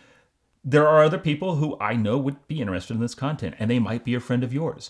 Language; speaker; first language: English; native; English